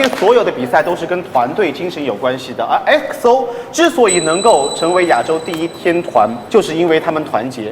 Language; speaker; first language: Chinese; native; Chinese